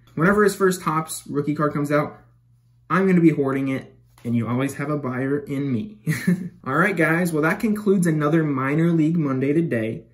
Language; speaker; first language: English; native; English